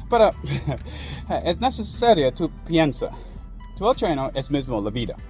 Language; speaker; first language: Spanish; non-native, learner; English